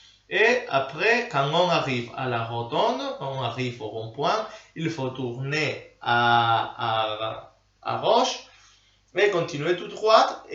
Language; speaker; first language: French; non-native, learner; Spanish